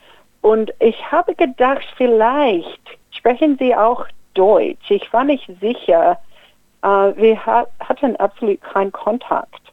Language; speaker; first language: German; non-native, fluent; English